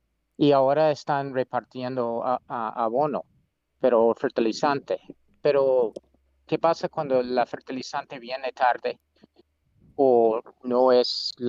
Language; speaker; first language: Spanish; non-native, fluent; English